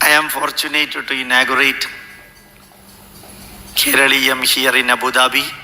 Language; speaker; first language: English; non-native, local second language; Malayalam